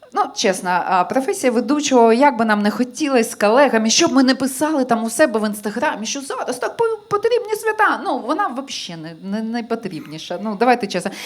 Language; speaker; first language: Ukrainian; non-native, local second language; Russian